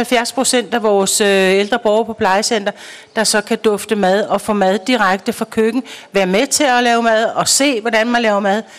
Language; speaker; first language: Danish; native; Danish